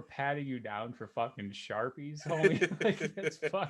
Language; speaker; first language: English; native; English